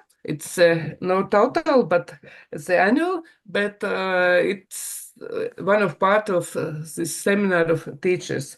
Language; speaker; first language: English; non-native, learner; Latvian